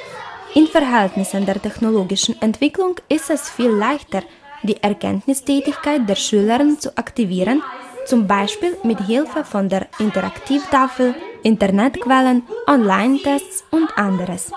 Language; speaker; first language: German; non-native, fluent; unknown